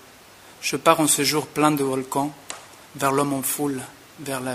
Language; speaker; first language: French; non-native, fluent; Spanish